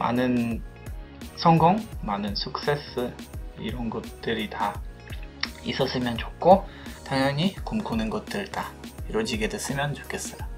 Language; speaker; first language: Korean; non-native, fluent; Polish